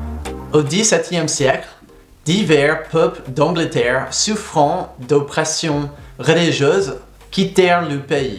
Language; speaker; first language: French; non-native, fluent; English